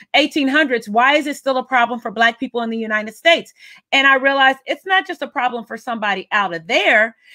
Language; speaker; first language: English; native; English